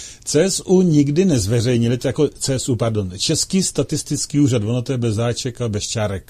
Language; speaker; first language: Czech; native; Czech